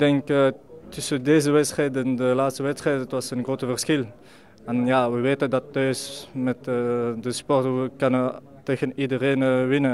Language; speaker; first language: Dutch; non-native, learner; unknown